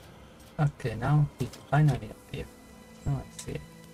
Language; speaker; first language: English; non-native, learner; Japanese